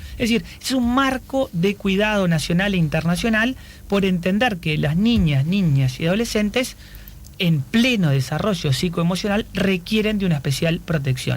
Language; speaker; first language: Spanish; native; Spanish